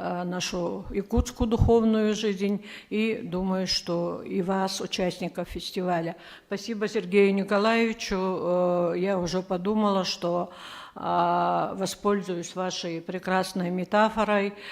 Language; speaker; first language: Russian; native; Russian